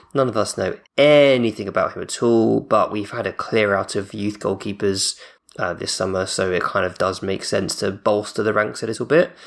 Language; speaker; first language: English; native; English